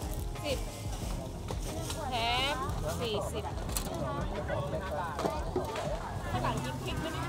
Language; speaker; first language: Thai; native; Thai